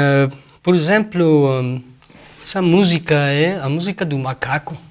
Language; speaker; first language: Portuguese; non-native, fluent; Spanish